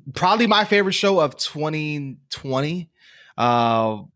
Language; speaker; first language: English; native; English